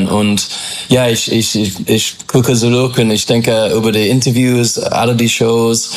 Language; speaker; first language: German; non-native, fluent; English